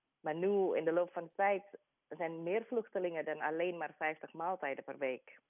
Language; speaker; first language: Dutch; non-native, learner; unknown